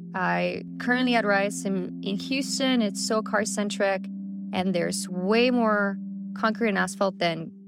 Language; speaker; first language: English; early bilingual, other home language; Spanish